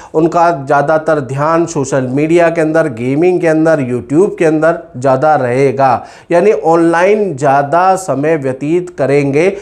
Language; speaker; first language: Hindi; native; Hindi